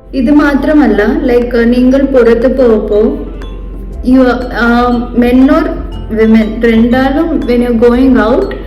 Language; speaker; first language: Malayalam; non-native, fluent; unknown